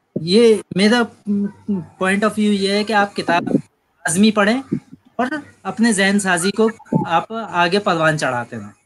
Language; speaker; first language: Urdu; native; Urdu